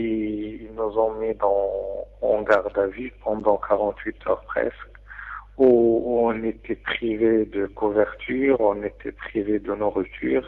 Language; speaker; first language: French; non-native, local second language; Arabic